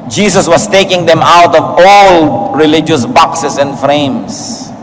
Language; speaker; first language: English; non-native, local second language; Filipino